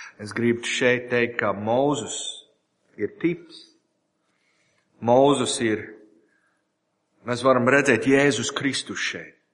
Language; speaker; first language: Latvian; non-native, learner; English